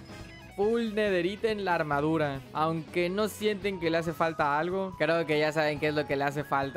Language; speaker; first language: Spanish; native; Spanish